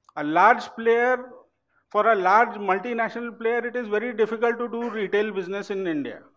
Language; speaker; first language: English; non-native, local second language; Hindi